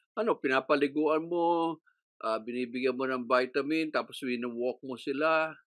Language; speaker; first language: Filipino; native; Filipino